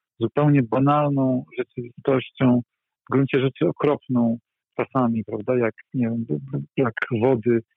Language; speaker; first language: Polish; native; Polish